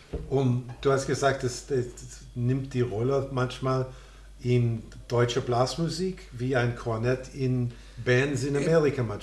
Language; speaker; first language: German; non-native, fluent; English